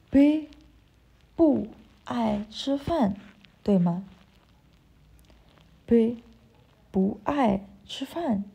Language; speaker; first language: Chinese; non-native, fluent; Indonesian